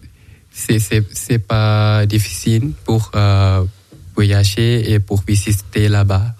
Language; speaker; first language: French; non-native, learner; Thai